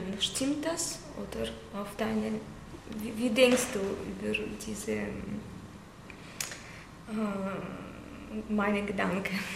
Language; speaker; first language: German; non-native, learner; Russian